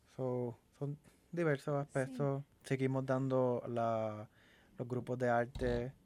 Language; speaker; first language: Spanish; native; Spanish